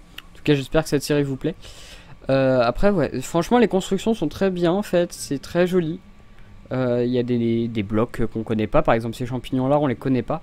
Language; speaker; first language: French; native; French